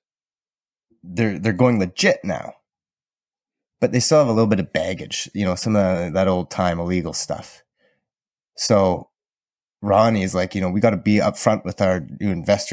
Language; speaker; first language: English; native; English